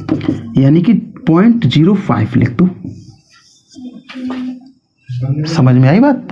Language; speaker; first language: Hindi; native; Hindi